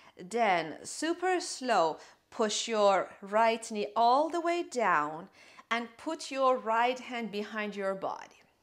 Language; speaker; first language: English; non-native, fluent; Persian